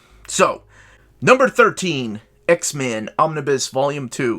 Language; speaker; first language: English; native; English